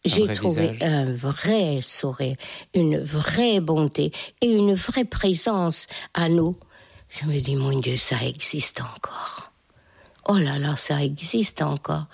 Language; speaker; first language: French; non-native, fluent; Hungarian